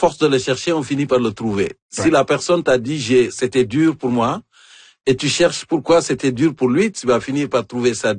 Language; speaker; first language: French; native; French